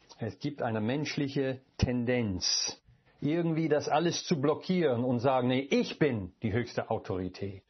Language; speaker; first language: German; non-native, fluent; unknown